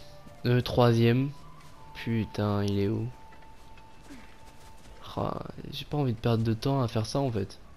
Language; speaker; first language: French; native; French